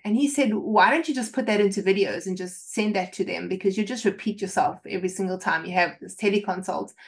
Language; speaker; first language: English; native; English